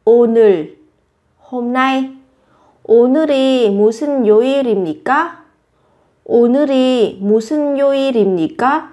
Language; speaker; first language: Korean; non-native, fluent; Vietnamese